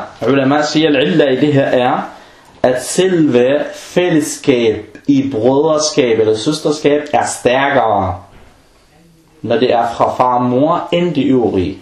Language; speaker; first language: Danish; non-native, fluent; Arabic